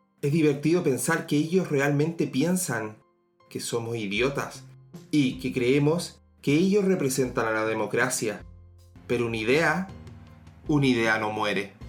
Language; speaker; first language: Spanish; native; Spanish